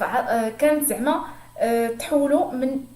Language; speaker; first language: Arabic; native; Arabic